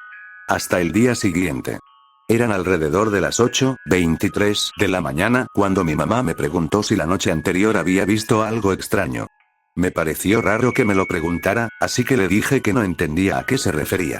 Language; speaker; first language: Spanish; native; Spanish